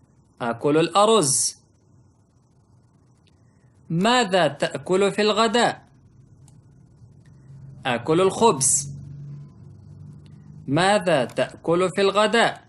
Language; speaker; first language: Arabic; non-native, fluent; Pashto